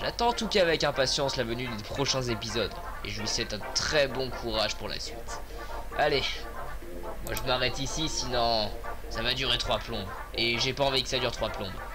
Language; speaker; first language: French; native; French